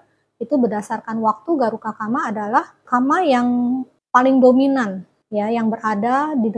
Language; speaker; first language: Indonesian; native; Indonesian